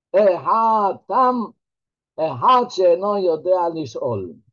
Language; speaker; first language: English; non-native, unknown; Hebrew